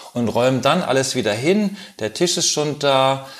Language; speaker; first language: German; native; German